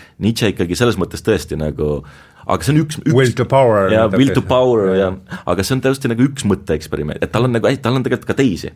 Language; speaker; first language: Estonian; native; Estonian